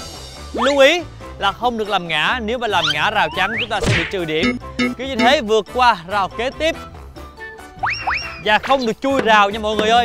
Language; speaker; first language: Vietnamese; native; Vietnamese